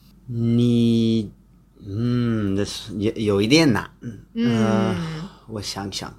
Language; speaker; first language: Chinese; non-native, fluent; English